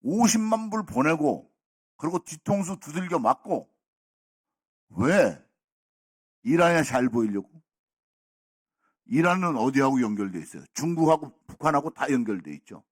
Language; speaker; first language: Korean; native; Korean